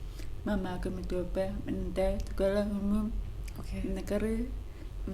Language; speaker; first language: Indonesian; non-native, local second language; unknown